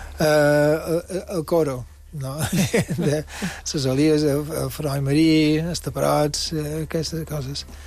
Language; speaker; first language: Catalan; non-native, local second language; English